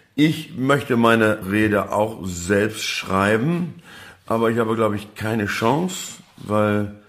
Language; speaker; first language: German; native; German